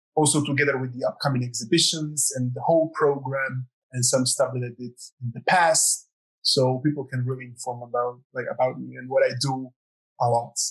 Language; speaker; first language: English; non-native, fluent; Croatian